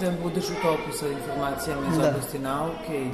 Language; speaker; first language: Serbian; native; Serbian